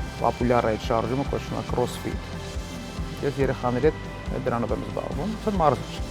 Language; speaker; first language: Armenian; native; Armenian